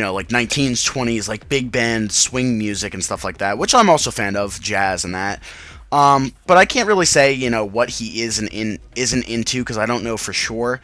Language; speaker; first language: English; native; English